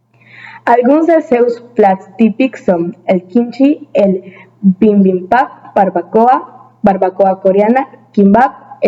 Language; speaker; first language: Catalan; early bilingual, other home language; Spanish